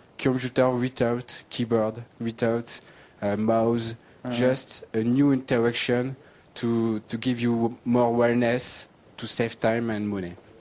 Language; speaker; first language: English; non-native, learner; French